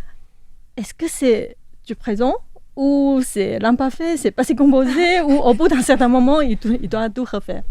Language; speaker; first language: French; non-native, fluent; Chinese